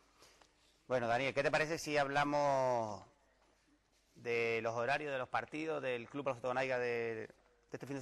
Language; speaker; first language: Spanish; native; Spanish